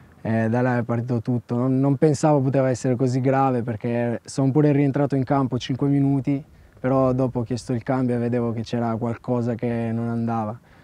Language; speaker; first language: Italian; early bilingual, other home language; Albanian